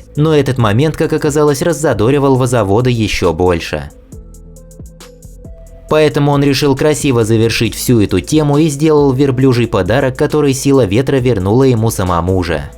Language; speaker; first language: Russian; native; Russian